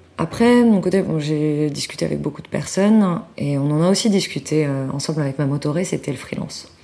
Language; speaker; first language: French; native; French